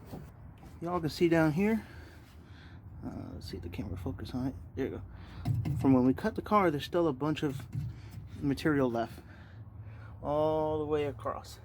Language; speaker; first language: English; native; English